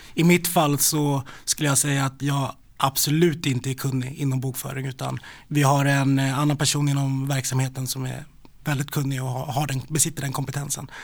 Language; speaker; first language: Swedish; native; Swedish